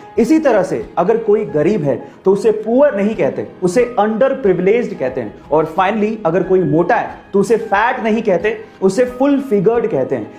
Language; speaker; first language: Hindi; native; Hindi